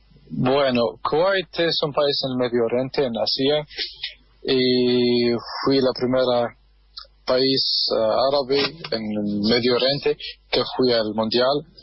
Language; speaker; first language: Spanish; non-native, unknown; Arabic